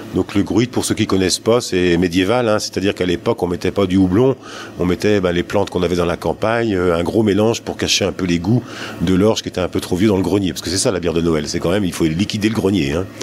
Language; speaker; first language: French; native; French